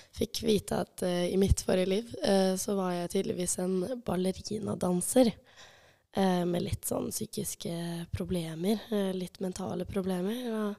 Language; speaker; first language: Norwegian; early bilingual, other home language; Albanian